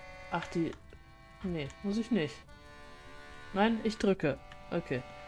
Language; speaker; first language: German; native; German